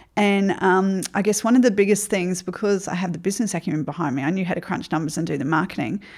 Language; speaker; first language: English; native; English